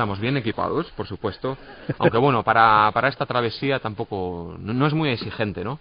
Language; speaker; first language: Spanish; native; Spanish